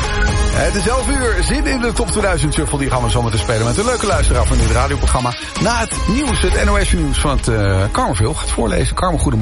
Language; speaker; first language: Dutch; native; Dutch